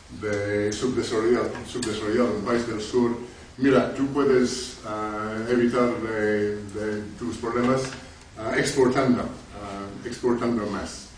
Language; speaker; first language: Spanish; non-native, fluent; English